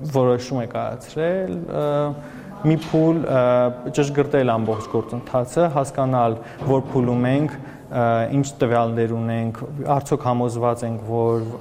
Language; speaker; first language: Armenian; native; Armenian